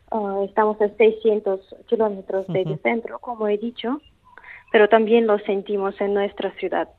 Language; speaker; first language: Spanish; non-native, fluent; Russian